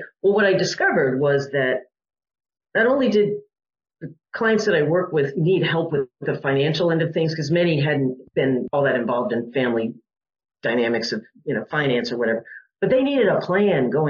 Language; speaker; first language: English; native; English